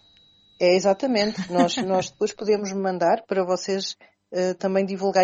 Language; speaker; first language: Portuguese; native; Portuguese